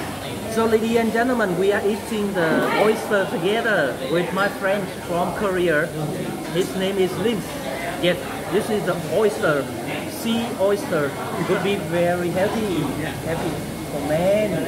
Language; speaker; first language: English; non-native, fluent; Vietnamese